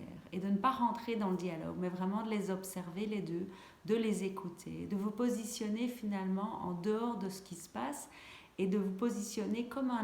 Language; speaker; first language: French; native; French